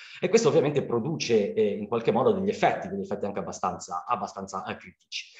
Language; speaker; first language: Italian; native; Italian